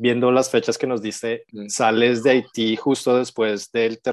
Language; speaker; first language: Spanish; native; Spanish